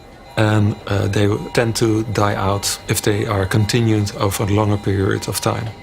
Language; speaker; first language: English; non-native, fluent; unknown